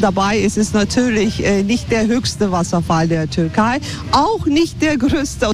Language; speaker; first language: German; non-native, fluent; Turkish